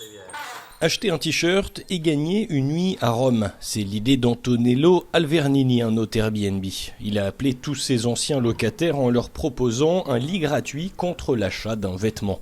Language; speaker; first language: French; native; French